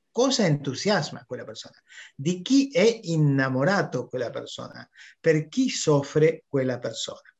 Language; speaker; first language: Italian; non-native, fluent; Spanish